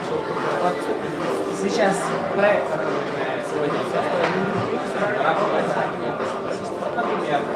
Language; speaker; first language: Russian; non-native, local second language; Uzbek